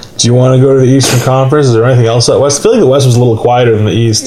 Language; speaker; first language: English; native; English